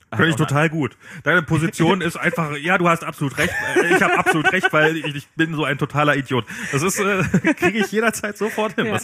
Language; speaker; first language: German; native; German